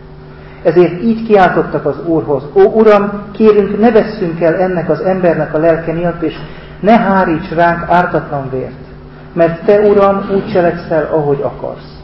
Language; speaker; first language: Hungarian; native; Hungarian